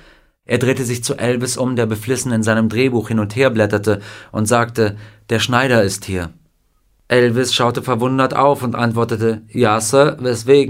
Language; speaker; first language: German; native; German